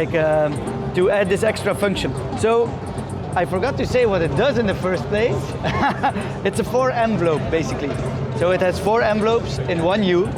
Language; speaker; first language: English; non-native, fluent; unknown